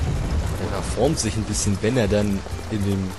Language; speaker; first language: German; native; German